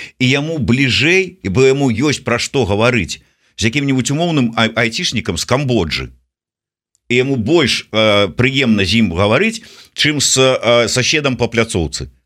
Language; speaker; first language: Belarusian; native; Belarusian